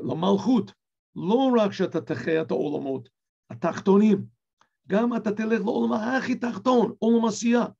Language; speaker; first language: Hebrew; non-native, fluent; English